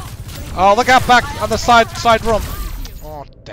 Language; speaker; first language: English; native; English